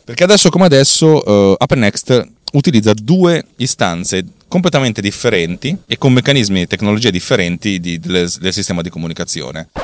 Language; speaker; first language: Italian; native; Italian